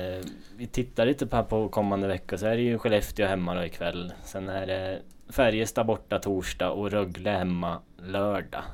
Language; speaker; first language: Swedish; native; Swedish